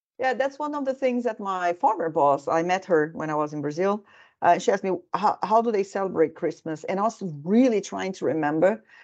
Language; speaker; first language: English; non-native, fluent; Portuguese